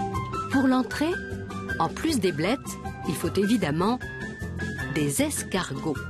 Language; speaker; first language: French; native; French